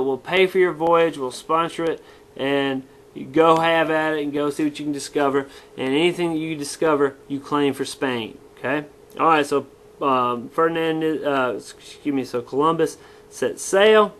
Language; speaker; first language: English; native; English